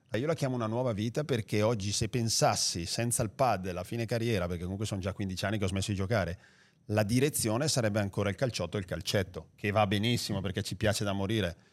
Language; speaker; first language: Italian; native; Italian